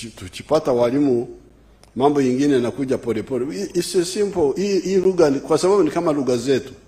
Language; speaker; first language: Swahili; non-native, fluent; Nyankole